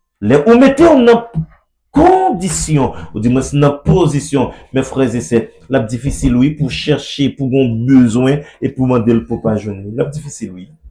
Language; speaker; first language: French; non-native, learner; Haitian Creole